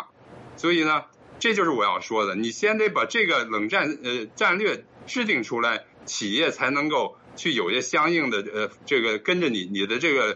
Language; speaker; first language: Chinese; native; Chinese